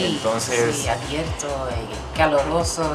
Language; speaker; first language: Spanish; non-native, fluent; Swedish